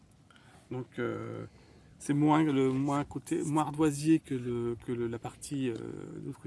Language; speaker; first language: French; native; French